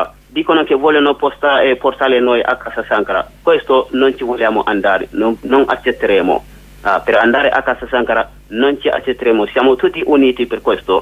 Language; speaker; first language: Italian; non-native, learner; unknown